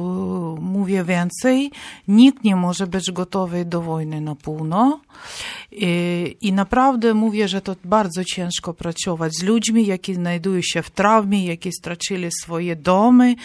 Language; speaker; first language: Polish; non-native, fluent; Ukrainian